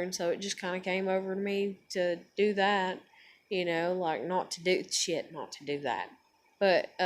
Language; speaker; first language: English; native; English